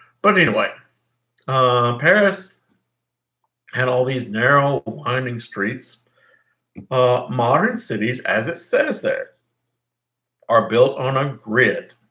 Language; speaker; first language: English; native; English